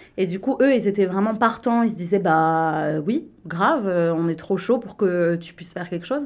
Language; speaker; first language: French; native; French